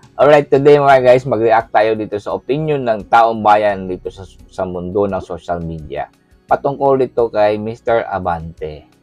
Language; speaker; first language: Filipino; non-native, local second language; Cebuano